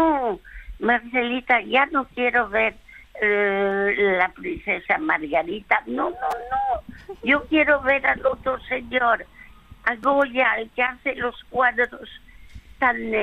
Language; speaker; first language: Spanish; early bilingual, other home language; French